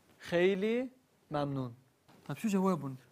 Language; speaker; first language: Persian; non-native, learner; Arabic